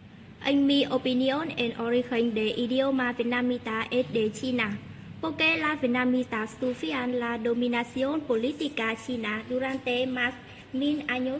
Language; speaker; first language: Spanish; non-native, learner; Vietnamese